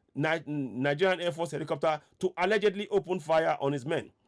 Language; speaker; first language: English; non-native, local second language; Yoruba